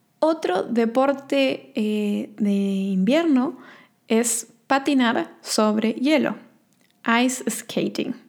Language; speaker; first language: Spanish; native; Spanish